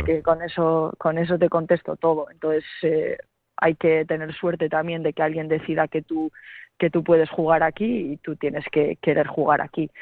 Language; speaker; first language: Spanish; native; Spanish